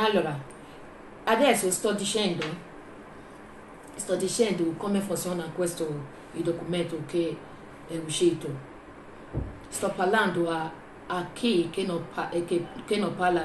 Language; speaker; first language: Italian; non-native, learner; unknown